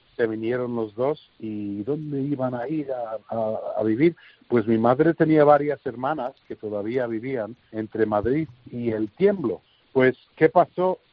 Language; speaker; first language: Spanish; early bilingual, heritage; English